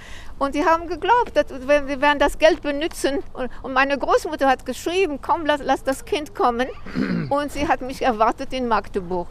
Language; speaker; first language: German; early bilingual, heritage; German